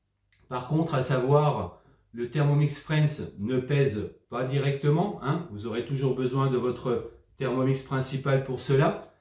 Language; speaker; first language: French; native; French